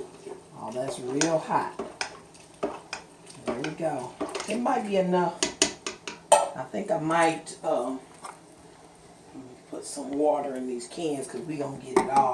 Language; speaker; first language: English; native; English